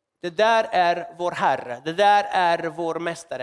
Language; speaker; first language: Swedish; non-native, fluent; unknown